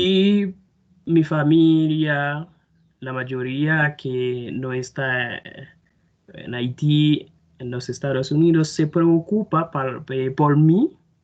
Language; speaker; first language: Spanish; non-native, fluent; Haitian Creole